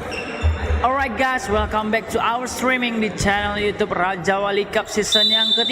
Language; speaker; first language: Indonesian; native; Indonesian